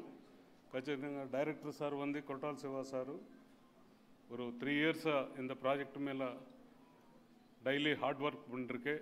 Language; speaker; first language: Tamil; non-native, learner; Telugu